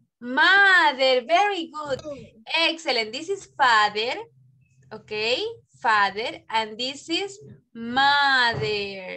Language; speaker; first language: English; non-native, learner; Spanish